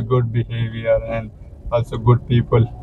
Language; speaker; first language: English; non-native, learner; Pashto